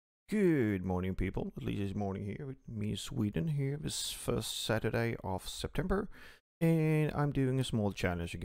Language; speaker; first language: English; non-native, fluent; Swedish